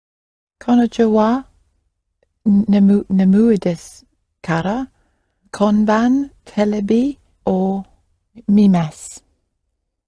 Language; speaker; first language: Japanese; non-native, learner; English